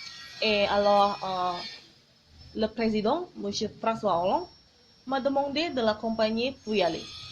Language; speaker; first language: French; non-native, learner; Indonesian